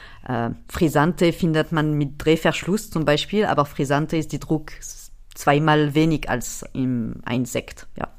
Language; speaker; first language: German; non-native, fluent; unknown